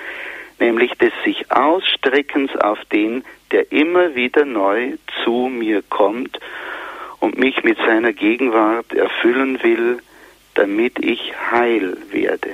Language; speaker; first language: German; native; German